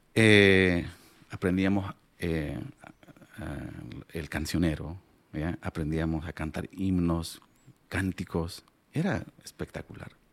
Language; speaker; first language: Spanish; non-native, local second language; Aymara